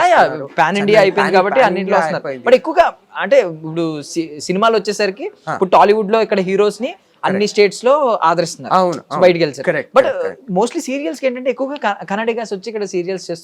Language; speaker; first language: Telugu; native; Telugu